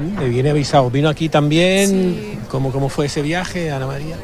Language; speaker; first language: Spanish; native; Spanish